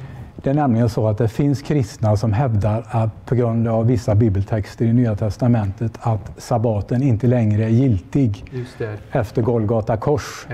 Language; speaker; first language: Swedish; native; Swedish